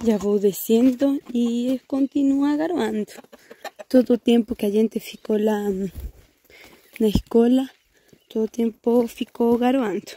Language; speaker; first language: Spanish; non-native, learner; Portuguese